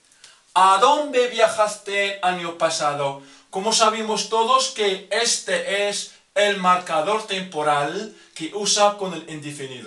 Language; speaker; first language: Spanish; non-native, fluent; Arabic